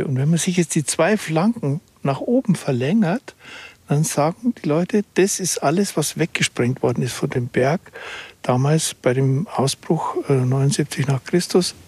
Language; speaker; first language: German; native; German